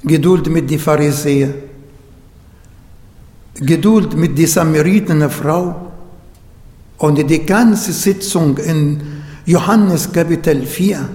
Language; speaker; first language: German; non-native, learner; Arabic